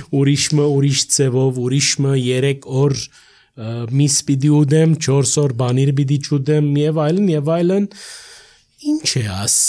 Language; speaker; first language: Armenian; early bilingual, heritage; Armenian